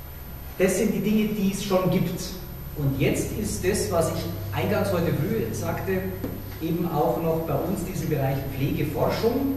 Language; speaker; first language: German; native; German